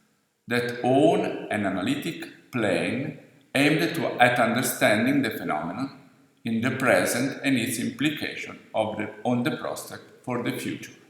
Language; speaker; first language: English; non-native, fluent; Italian